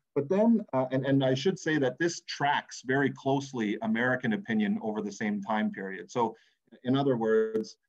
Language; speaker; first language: English; native; English